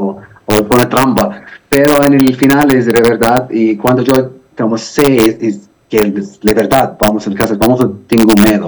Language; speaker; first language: Spanish; non-native, learner; Arabic